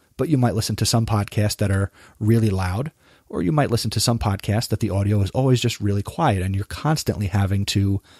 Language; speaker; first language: English; native; English